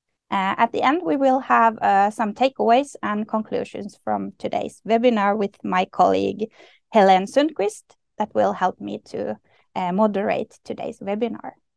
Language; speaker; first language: English; non-native, fluent; Swedish